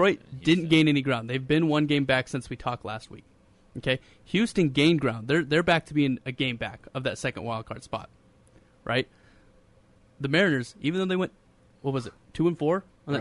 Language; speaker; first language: English; native; English